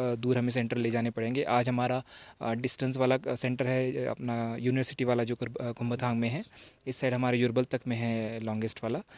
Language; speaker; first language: Hindi; non-native, local second language; Marathi